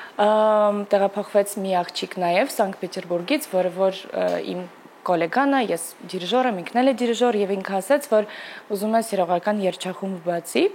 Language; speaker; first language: Armenian; early bilingual, heritage; Armenian